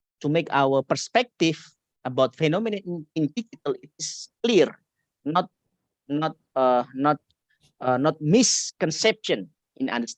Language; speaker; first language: English; non-native, learner; Indonesian